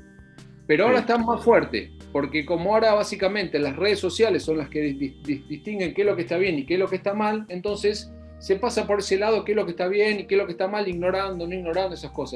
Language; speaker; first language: Spanish; native; Spanish